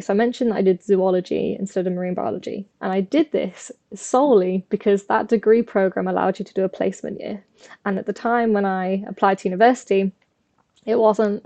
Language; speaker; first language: English; native; English